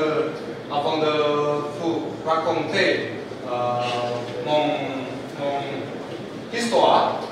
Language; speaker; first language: French; non-native, learner; Indonesian